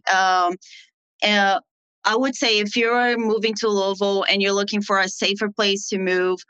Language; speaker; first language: English; non-native, fluent; Portuguese